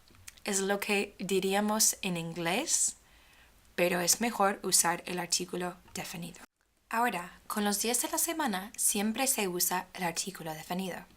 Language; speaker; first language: Spanish; non-native, fluent; English